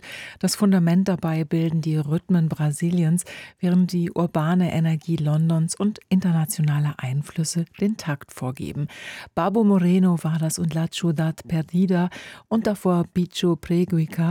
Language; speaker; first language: German; native; German